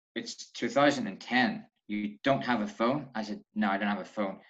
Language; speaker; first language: English; native; English